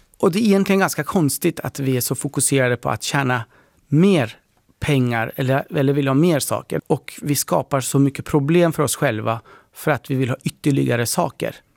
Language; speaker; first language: Swedish; early bilingual, other home language; Persian